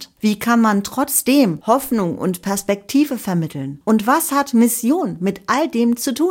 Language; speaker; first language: German; native; German